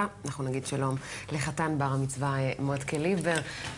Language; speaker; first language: Hebrew; native; Hebrew